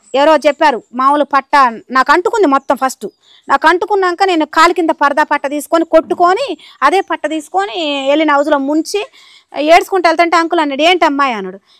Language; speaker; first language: Telugu; native; Telugu